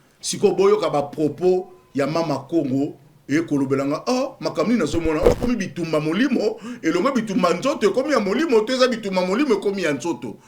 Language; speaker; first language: Lingala; native; Lingala